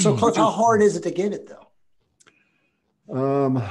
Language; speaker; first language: English; native; English